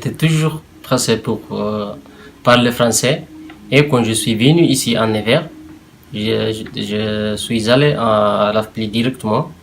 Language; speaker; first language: French; non-native, learner; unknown